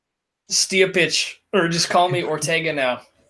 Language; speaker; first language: English; native; English